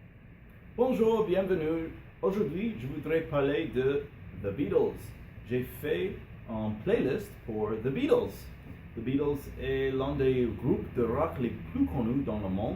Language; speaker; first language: French; non-native, learner; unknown